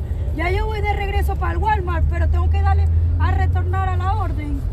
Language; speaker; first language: Spanish; native; Spanish